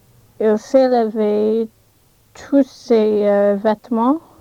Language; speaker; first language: French; non-native, learner; English